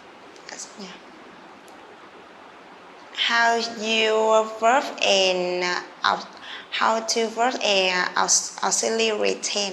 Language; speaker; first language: English; non-native, learner; Vietnamese